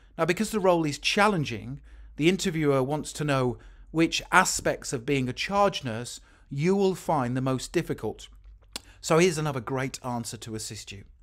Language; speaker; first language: English; native; English